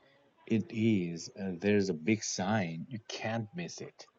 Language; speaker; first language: English; non-native, learner; Korean